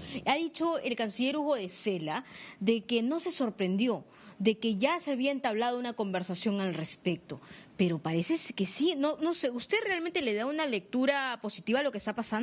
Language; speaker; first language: Spanish; native; Spanish